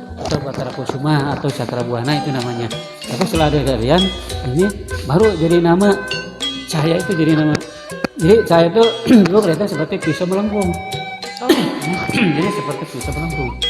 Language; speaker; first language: Indonesian; non-native, local second language; Sundanese